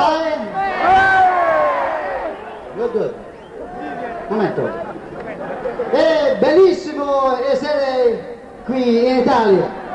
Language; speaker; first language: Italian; non-native, learner; English